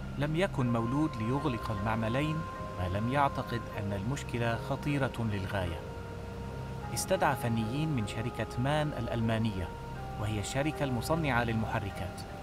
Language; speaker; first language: Arabic; native; Arabic